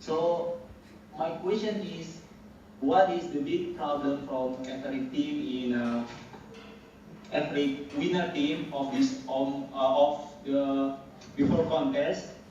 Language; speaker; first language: English; non-native, learner; Indonesian